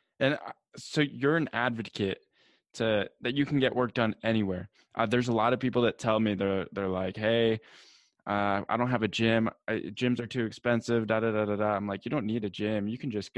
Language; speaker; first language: English; native; English